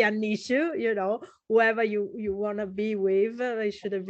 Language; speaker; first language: English; non-native, fluent; Italian